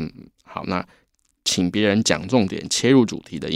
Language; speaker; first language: Chinese; native; Chinese